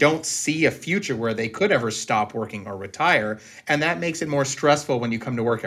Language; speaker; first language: English; native; English